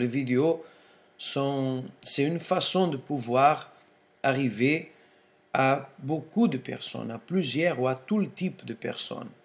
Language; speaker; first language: French; non-native, fluent; Portuguese